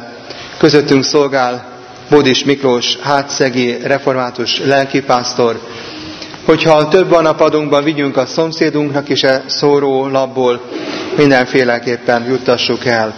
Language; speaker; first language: Hungarian; native; Hungarian